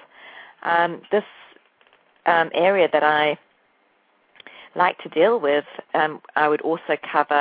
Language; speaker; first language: English; native; English